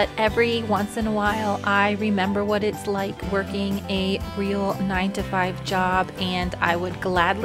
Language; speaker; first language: English; native; English